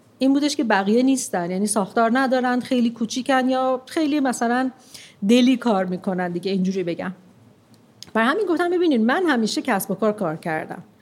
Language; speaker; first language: Persian; non-native, local second language; Armenian